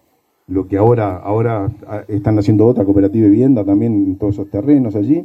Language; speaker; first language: Spanish; native; Spanish